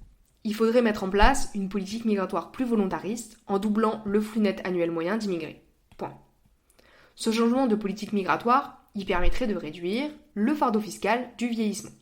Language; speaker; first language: French; native; French